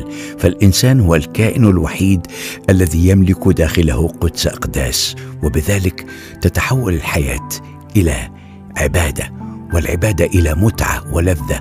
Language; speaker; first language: Arabic; native; Arabic